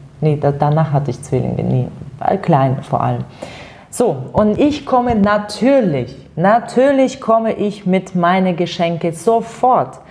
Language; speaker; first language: German; non-native, fluent; Russian